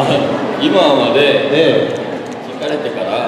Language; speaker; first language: Japanese; non-native, learner; Korean